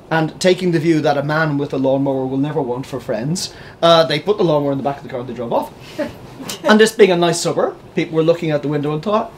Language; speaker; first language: English; native; English